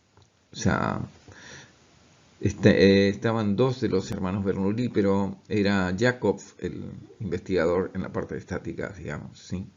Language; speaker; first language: Spanish; native; Spanish